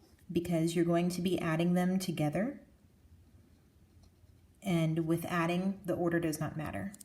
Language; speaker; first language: English; native; English